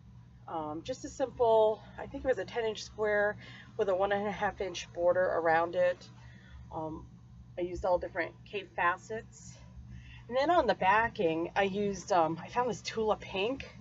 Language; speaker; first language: English; native; English